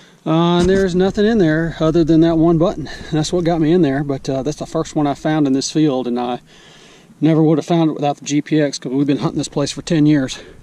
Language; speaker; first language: English; native; English